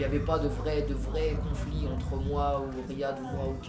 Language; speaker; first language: French; native; French